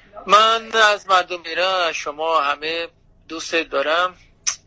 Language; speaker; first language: Persian; non-native, learner; Portuguese